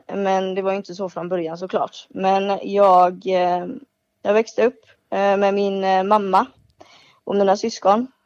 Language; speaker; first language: Swedish; native; Swedish